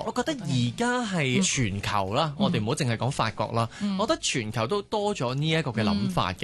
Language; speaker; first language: Cantonese; native; Cantonese